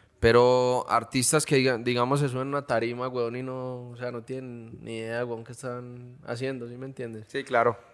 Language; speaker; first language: Spanish; native; Spanish